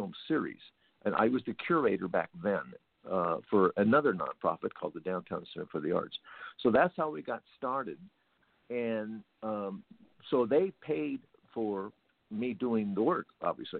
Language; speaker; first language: English; native; English